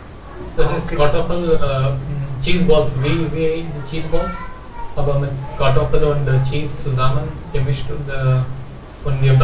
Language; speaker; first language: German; non-native, learner; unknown